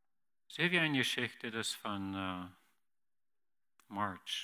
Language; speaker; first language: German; non-native, learner; Plautdietsch